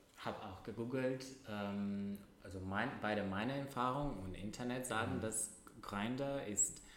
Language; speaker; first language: German; non-native, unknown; Russian